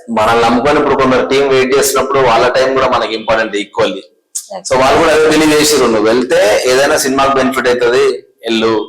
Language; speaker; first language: Telugu; native; Telugu